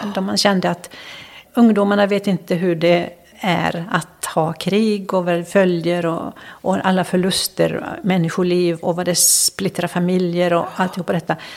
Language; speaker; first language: Swedish; non-native, local second language; Finnish